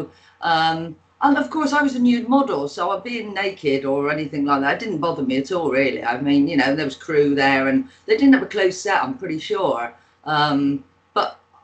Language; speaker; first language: English; native; English